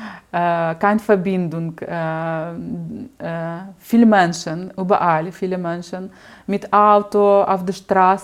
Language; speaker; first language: German; non-native, learner; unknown